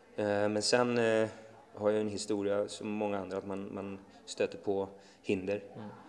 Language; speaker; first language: Swedish; early bilingual, other home language; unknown